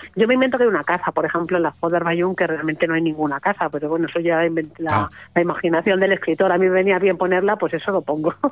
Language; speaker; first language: Spanish; native; Spanish